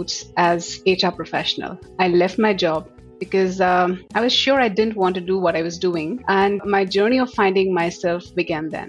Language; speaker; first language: English; non-native, local second language; Assamese